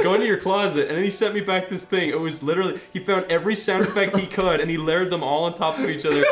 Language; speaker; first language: English; native; English